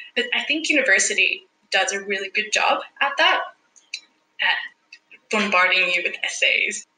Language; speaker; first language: English; non-native, fluent; Spanish